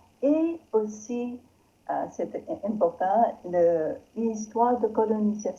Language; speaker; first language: French; non-native, learner; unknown